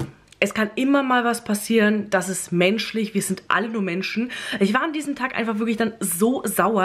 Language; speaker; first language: German; native; German